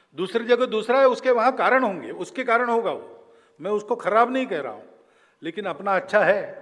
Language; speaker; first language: Hindi; non-native, local second language; Marathi